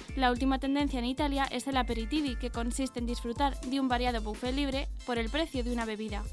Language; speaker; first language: Spanish; native; Spanish